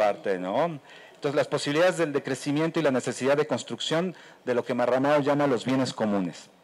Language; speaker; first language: Spanish; native; Spanish